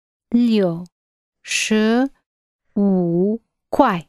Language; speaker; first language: Chinese; non-native, learner; English